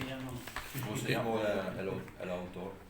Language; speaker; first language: Spanish; non-native, fluent; English